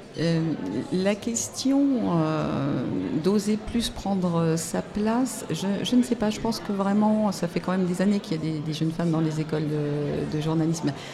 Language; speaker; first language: French; native; French